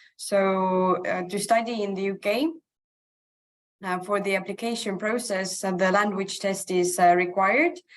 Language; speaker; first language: English; non-native, fluent; Estonian